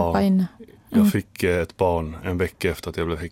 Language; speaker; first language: Swedish; early bilingual, other home language; Finnish